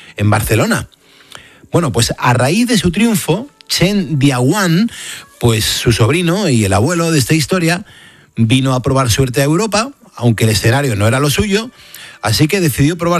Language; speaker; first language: Spanish; native; Spanish